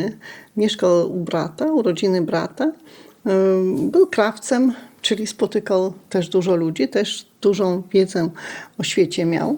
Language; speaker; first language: Polish; non-native, local second language; Lithuanian